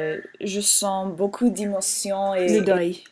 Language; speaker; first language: French; non-native, learner; English